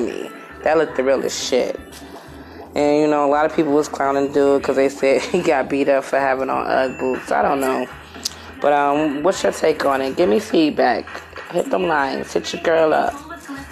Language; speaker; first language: English; native; English